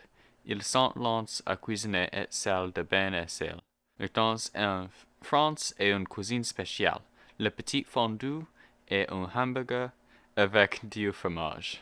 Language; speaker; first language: French; non-native, learner; English